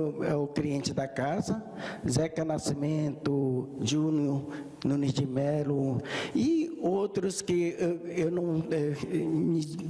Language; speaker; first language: Portuguese; early bilingual, other home language; Japanese